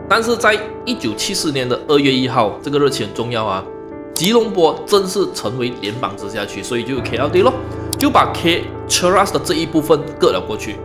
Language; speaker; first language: Chinese; native; Chinese